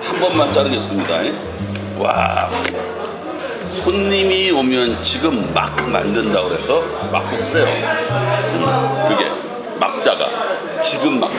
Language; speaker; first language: Korean; native; Korean